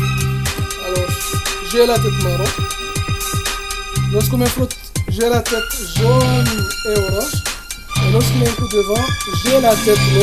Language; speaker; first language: French; non-native, local second language; Comorian